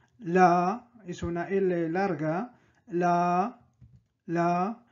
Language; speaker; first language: Spanish; non-native, fluent; Arabic